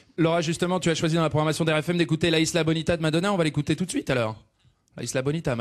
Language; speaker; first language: French; native; French